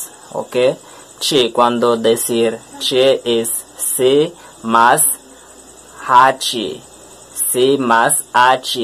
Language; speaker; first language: Spanish; non-native, learner; French